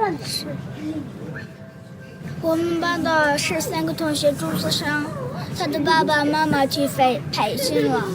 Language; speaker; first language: Chinese; non-native, local second language; Uyghur